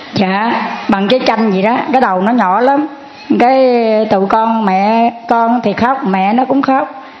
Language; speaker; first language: Vietnamese; native; Vietnamese